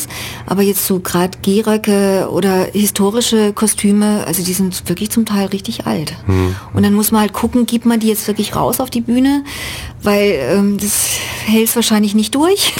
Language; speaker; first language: German; native; German